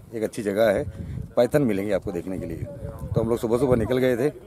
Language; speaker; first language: Hindi; non-native, local second language; Gujarati